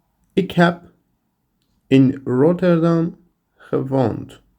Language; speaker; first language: Dutch; non-native, learner; Turkish